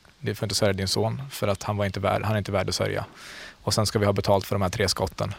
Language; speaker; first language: Swedish; early bilingual, other home language; Central Kurdish